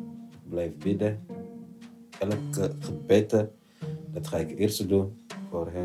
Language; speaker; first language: Dutch; non-native, learner; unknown